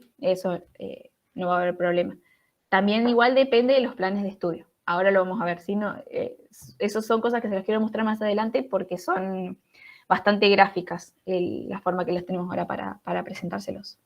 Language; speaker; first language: Spanish; native; Spanish